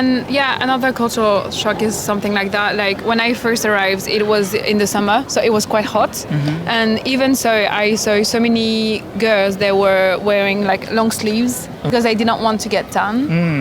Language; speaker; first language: English; non-native, fluent; French